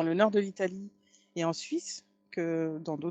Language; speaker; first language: French; native; French